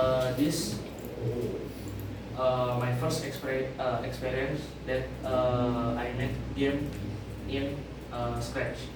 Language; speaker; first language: English; non-native, learner; Indonesian